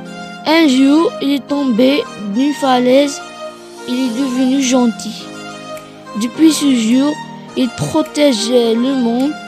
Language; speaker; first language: French; non-native, learner; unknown